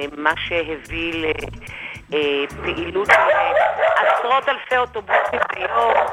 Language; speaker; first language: Hebrew; native; Hebrew